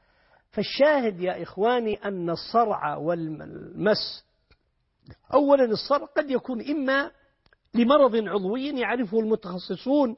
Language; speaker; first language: Arabic; native; Arabic